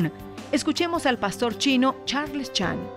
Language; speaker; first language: Spanish; native; Spanish